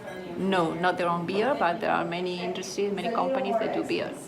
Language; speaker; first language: English; non-native, fluent; Italian